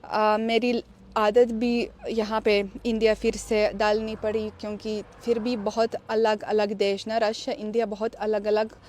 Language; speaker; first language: Hindi; non-native, fluent; Russian